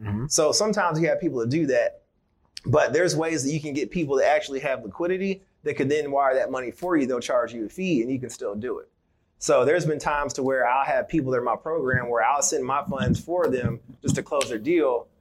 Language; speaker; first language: English; native; English